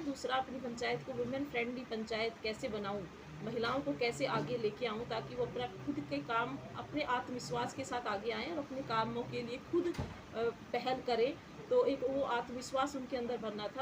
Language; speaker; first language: Hindi; native; Hindi